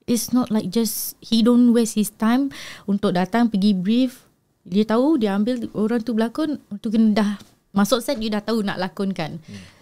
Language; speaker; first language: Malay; native; Malay